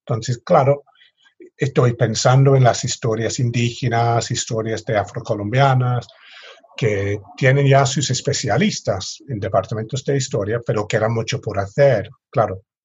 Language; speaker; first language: Spanish; non-native, fluent; English